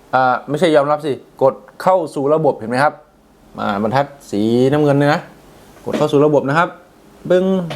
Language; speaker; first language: Thai; native; Thai